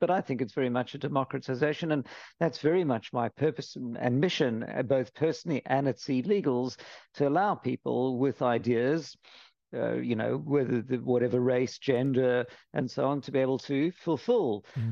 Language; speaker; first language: English; native; English